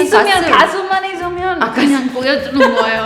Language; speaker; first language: Korean; non-native, learner; Spanish